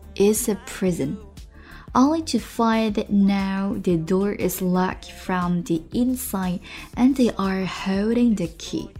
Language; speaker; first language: English; non-native, fluent; Chinese